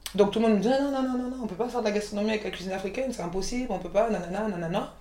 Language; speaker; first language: French; early bilingual, other home language; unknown